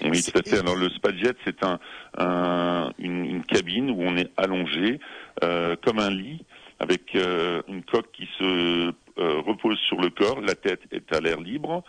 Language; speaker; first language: French; native; French